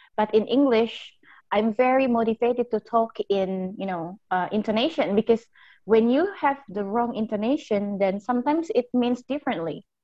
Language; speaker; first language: English; non-native, fluent; Indonesian